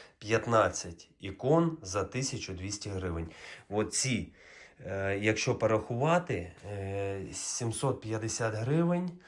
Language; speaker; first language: Ukrainian; native; Ukrainian